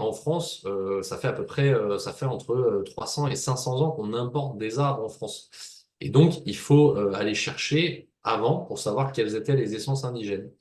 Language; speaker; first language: French; native; French